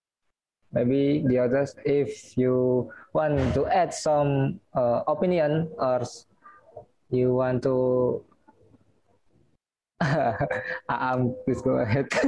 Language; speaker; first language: English; non-native, learner; Indonesian